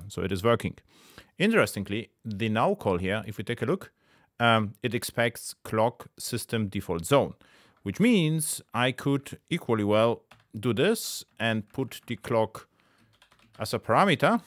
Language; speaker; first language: English; non-native, fluent; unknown